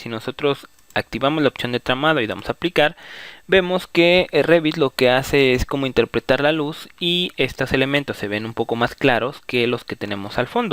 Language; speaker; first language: Spanish; native; Spanish